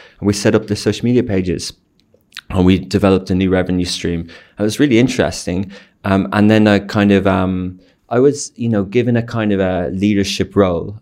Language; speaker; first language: English; native; English